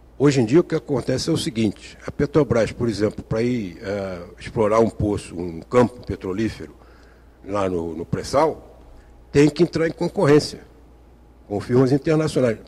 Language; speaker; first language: Portuguese; native; Portuguese